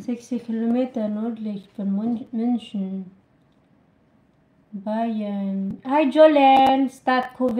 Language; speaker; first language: German; non-native, learner; Filipino